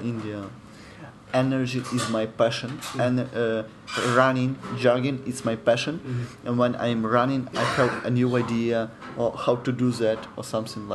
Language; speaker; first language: English; non-native, learner; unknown